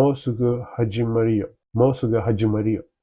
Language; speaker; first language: Japanese; non-native, learner; Turkish